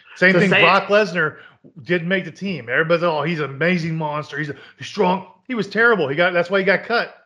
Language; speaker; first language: English; native; English